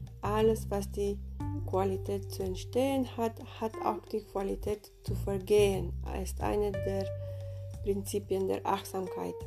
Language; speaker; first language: German; non-native, fluent; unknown